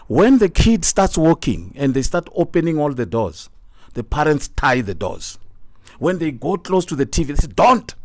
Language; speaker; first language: English; non-native, local second language; Tsonga